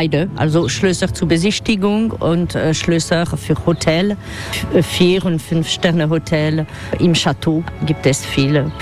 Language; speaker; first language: German; non-native, fluent; French